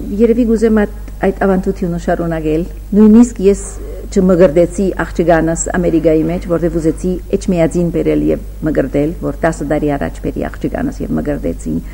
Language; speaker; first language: Armenian; early bilingual, heritage; Armenian